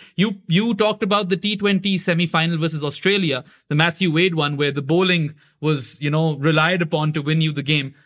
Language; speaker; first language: English; non-native, local second language; Urdu